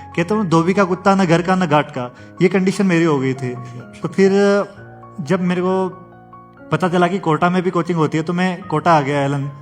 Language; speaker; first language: Hindi; native; Hindi